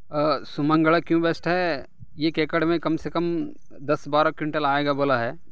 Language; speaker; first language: Hindi; non-native, local second language; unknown